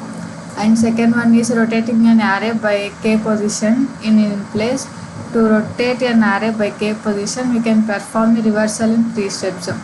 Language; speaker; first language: English; non-native, local second language; Telugu